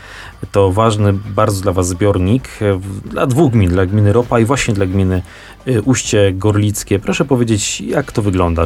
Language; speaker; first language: Polish; native; Polish